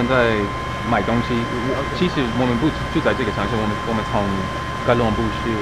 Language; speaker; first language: Chinese; non-native, fluent; English